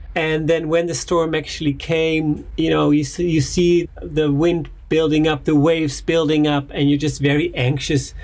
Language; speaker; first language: English; non-native, fluent; Dutch